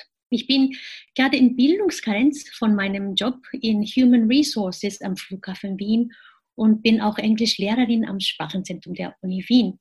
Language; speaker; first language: German; non-native, fluent; Japanese